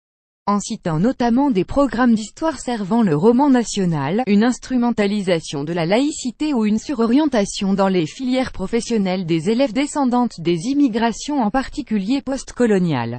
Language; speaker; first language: French; native; French